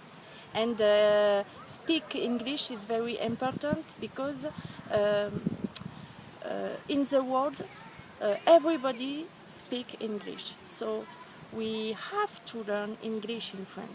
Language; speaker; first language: English; non-native, learner; French